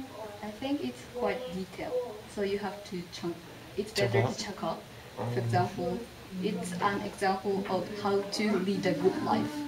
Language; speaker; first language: English; non-native, fluent; Japanese